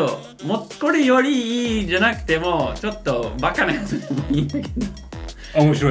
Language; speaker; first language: Japanese; non-native, fluent; English